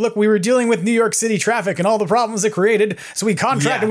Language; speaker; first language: English; native; English